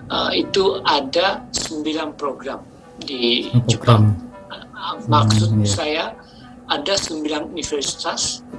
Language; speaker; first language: Indonesian; non-native, fluent; Japanese